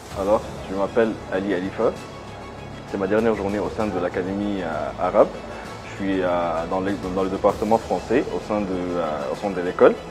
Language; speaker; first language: French; non-native, fluent; Arabic